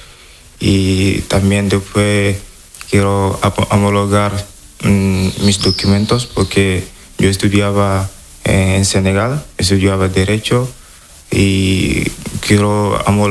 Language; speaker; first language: Spanish; non-native, learner; Wolof